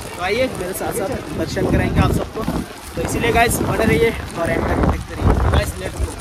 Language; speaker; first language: Hindi; non-native, local second language; Assamese